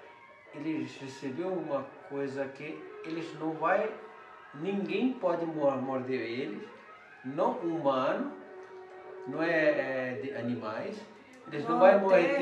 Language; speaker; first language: Portuguese; non-native, learner; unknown